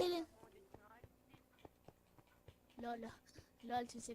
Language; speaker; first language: French; native; French